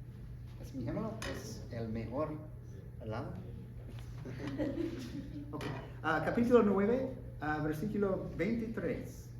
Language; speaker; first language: Spanish; non-native, learner; English